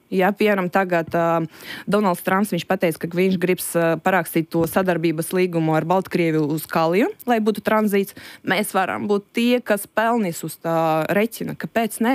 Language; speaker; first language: Latvian; non-native, local second language; Russian